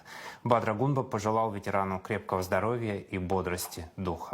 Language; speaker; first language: Russian; native; Russian